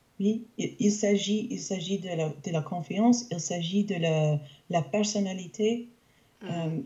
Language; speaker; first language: French; non-native, fluent; English